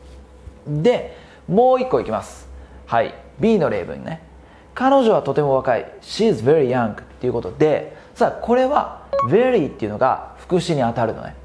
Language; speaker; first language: Japanese; native; Japanese